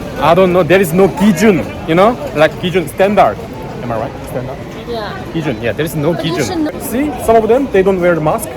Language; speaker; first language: English; non-native, learner; Korean